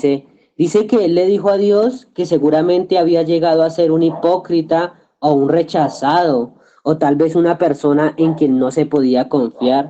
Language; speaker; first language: Spanish; native; Spanish